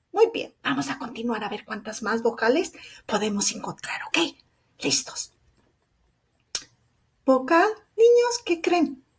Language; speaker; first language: Spanish; early bilingual, heritage; Spanish